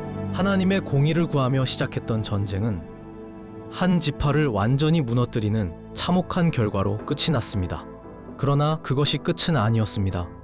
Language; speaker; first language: Korean; native; Korean